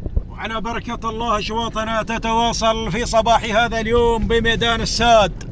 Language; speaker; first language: Arabic; native; Arabic